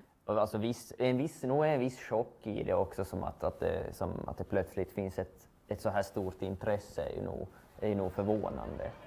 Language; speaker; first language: Swedish; native; Swedish